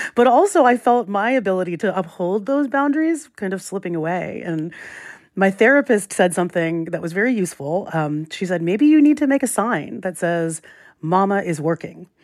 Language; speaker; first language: English; native; English